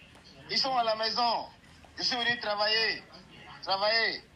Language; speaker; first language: French; non-native, learner; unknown